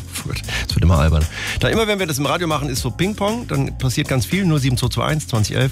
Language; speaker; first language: German; native; German